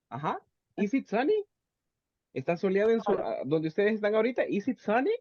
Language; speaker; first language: Spanish; native; Spanish